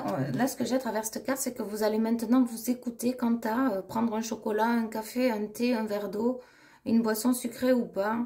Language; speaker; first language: French; native; French